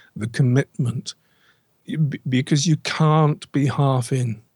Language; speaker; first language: English; native; English